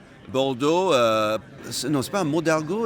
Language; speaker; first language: French; non-native, fluent; Malay